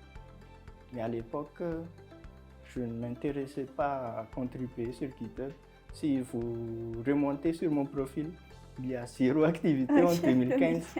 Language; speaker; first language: French; non-native, local second language; Malagasy